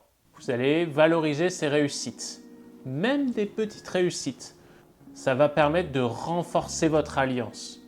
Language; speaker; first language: French; native; French